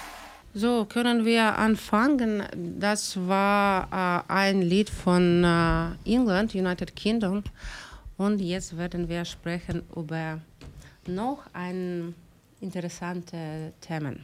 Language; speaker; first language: German; non-native, learner; Ukrainian